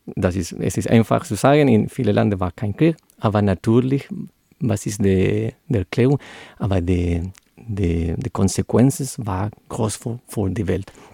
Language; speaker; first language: German; non-native, learner; Spanish